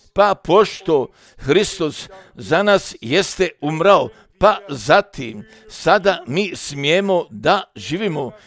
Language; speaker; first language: Croatian; early bilingual, heritage; Croatian